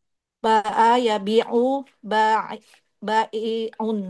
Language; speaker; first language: Arabic; non-native, learner; Indonesian